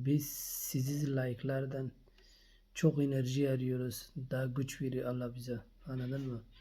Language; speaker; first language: Turkish; non-native, learner; Persian